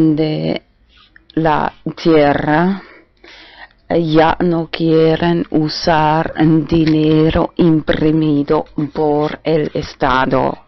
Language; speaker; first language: Spanish; non-native, fluent; German